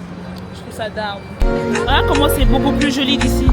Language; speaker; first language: French; native; French